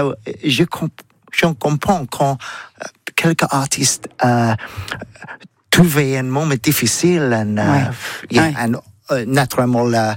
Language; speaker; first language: French; non-native, learner; English